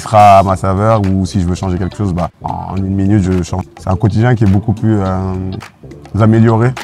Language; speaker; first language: French; native; French